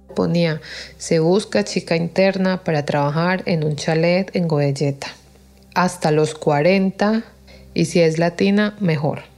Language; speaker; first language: Spanish; native; Spanish